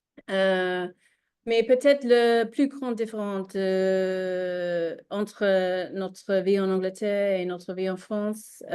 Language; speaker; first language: French; non-native, learner; English